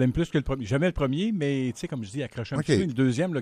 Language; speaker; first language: French; native; French